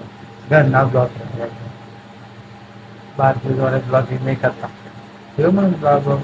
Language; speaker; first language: Hindi; non-native, local second language; Gujarati